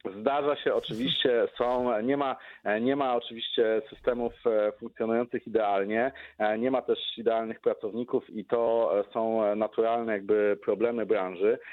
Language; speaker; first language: Polish; native; Polish